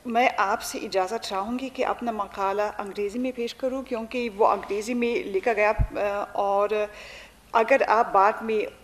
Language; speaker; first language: Urdu; non-native, fluent; German